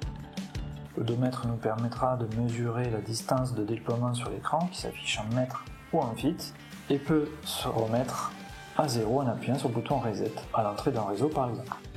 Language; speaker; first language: French; native; French